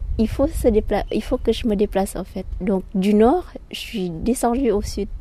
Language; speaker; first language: French; non-native, fluent; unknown